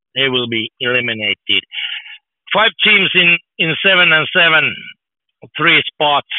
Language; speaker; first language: English; non-native, fluent; Finnish